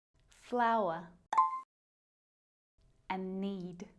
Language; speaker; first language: English; native; English